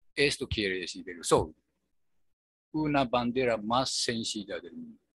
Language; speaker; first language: Spanish; non-native, fluent; Japanese